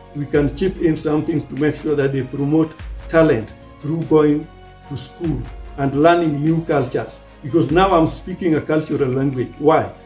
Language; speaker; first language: English; non-native, local second language; Luo (Kenya and Tanzania)